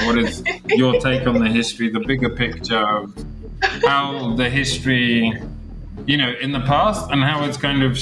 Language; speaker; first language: English; native; English